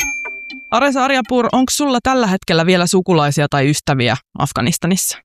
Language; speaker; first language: Finnish; native; Finnish